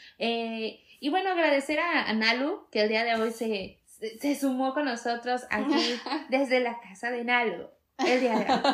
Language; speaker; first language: Spanish; native; Spanish